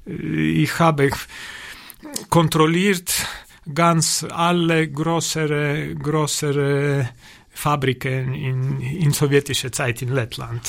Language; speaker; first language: German; non-native, learner; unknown